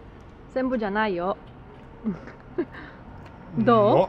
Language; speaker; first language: Japanese; non-native, learner; Spanish